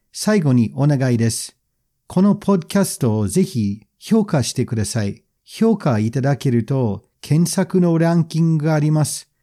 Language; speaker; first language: Japanese; non-native, fluent; English